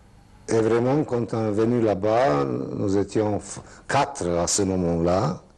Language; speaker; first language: French; non-native, fluent; Serbian